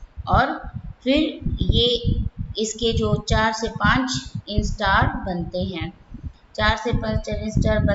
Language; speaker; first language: Hindi; native; Hindi